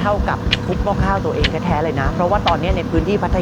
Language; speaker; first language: Thai; native; Thai